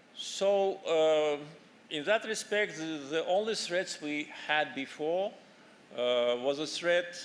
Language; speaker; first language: English; non-native, fluent; Azerbaijani